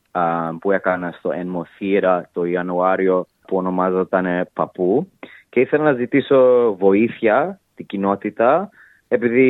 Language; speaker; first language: Greek; early bilingual, heritage; English